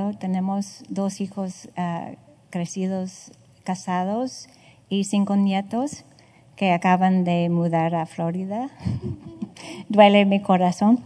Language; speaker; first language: Spanish; non-native, fluent; English